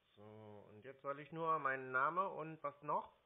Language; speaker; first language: German; native; German